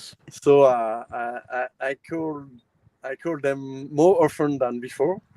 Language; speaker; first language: English; non-native, learner; French